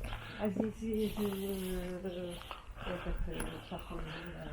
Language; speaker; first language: Russian; non-native, local second language; Romanian